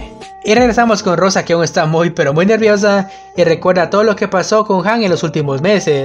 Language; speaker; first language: Spanish; native; Spanish